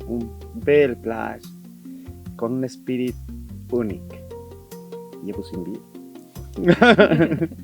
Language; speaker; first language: French; non-native, learner; Spanish